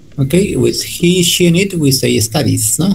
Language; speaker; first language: English; non-native, learner; Spanish